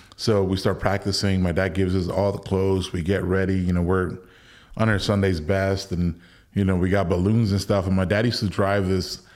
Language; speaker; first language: English; early bilingual, other home language; Spanish